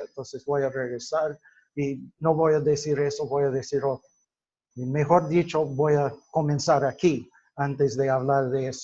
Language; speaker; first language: Spanish; non-native, fluent; English